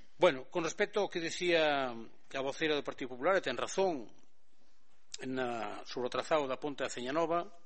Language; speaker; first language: Galician; native; Galician